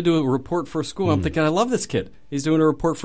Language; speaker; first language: English; native; English